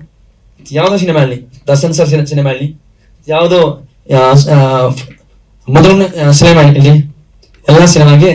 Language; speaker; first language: Kannada; non-native, learner; Hindi